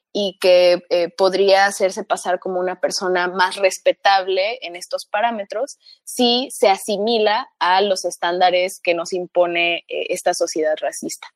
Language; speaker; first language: Spanish; early bilingual, heritage; Spanish